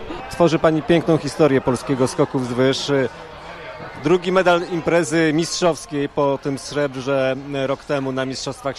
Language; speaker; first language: Polish; native; Polish